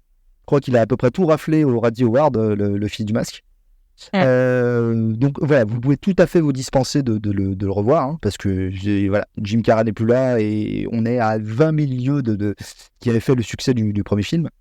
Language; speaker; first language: French; native; French